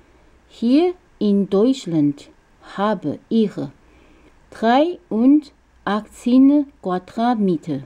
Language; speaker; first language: German; non-native, learner; Japanese